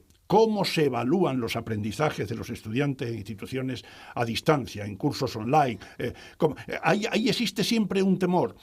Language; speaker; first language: Spanish; native; Spanish